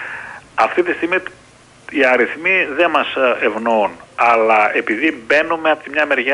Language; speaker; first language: Greek; native; Greek